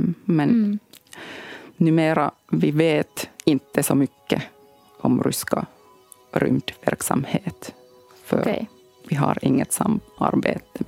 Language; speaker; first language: Swedish; non-native, local second language; Finnish